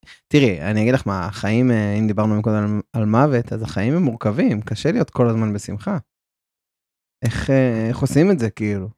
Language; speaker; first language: Hebrew; native; Hebrew